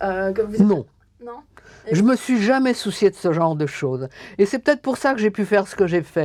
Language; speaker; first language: French; native; French